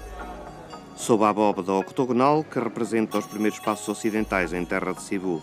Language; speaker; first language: Portuguese; native; Portuguese